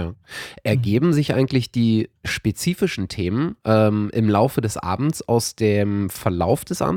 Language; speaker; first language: German; native; German